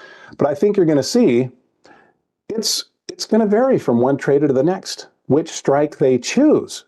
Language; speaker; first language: English; native; English